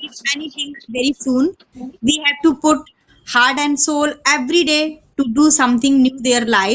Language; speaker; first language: English; non-native, learner; Hindi